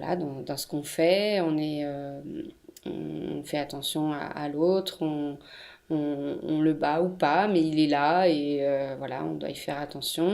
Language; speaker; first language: French; native; French